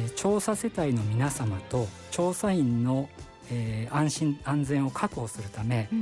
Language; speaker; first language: Japanese; native; Japanese